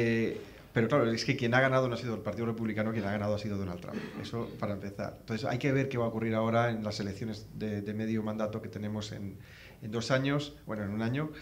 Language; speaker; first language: Spanish; native; Spanish